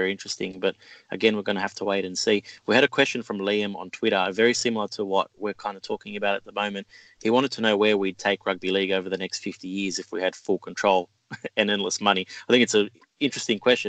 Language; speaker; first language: English; native; English